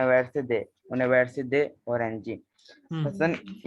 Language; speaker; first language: Turkish; non-native, learner; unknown